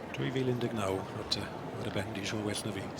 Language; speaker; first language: Welsh; native; Welsh